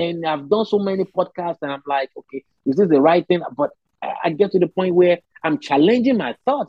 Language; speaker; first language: English; non-native, local second language; Yoruba